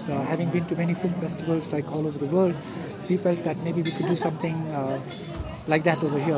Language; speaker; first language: English; non-native, local second language; Tibetan